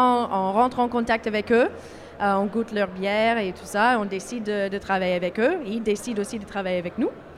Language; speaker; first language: French; non-native, fluent; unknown